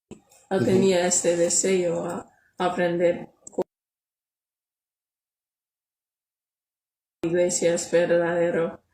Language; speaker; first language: Spanish; non-native, learner; English